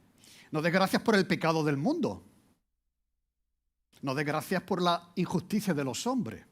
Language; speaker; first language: Spanish; native; Spanish